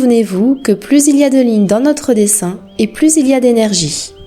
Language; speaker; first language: French; native; French